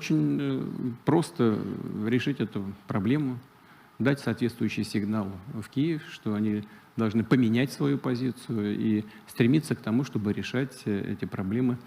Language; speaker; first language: Russian; native; Russian